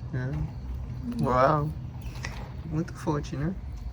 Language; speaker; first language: Portuguese; non-native, learner; English